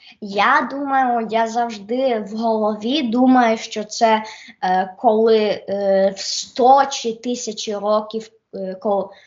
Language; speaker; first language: Ukrainian; early bilingual, heritage; Ukrainian